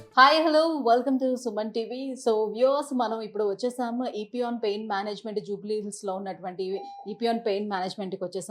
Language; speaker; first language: Telugu; native; Telugu